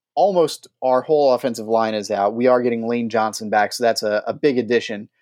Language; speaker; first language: English; native; English